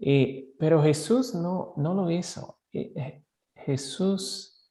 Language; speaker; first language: Spanish; non-native, fluent; English